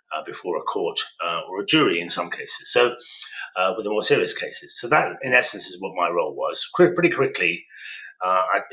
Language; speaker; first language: English; native; English